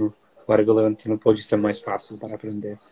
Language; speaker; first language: Portuguese; non-native, fluent; English